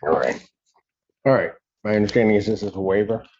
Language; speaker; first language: English; native; English